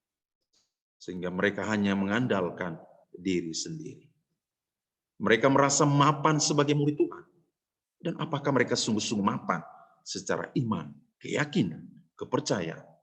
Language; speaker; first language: Indonesian; native; Indonesian